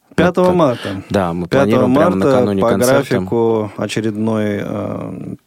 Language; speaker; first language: Russian; native; Russian